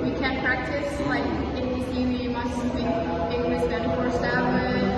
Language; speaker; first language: English; non-native, learner; Indonesian